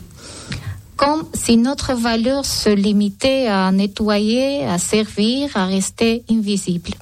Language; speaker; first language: French; non-native, fluent; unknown